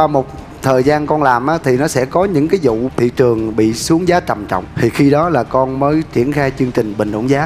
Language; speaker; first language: Vietnamese; native; Vietnamese